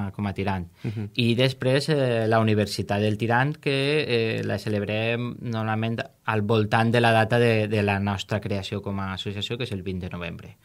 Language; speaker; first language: Catalan; native; Catalan